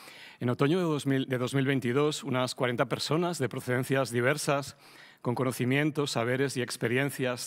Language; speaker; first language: Spanish; native; Spanish